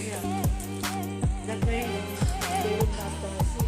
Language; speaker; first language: English; non-native, local second language; Filipino